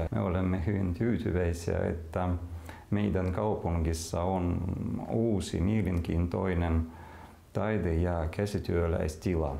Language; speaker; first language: Finnish; non-native, local second language; Russian